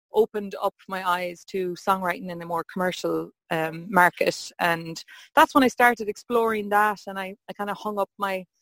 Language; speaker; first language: English; native; English